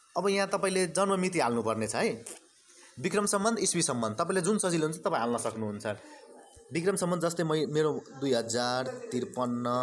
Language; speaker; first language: Nepali; non-native, local second language; Maithili